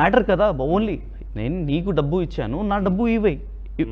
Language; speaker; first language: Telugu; non-native, local second language; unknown